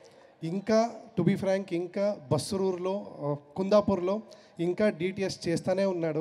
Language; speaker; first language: Telugu; non-native, learner; Kannada